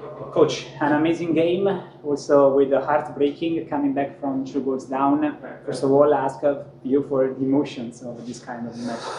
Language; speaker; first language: English; non-native, fluent; Italian